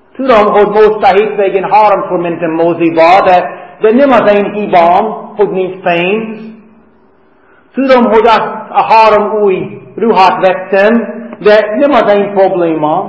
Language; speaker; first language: Hungarian; non-native, fluent; English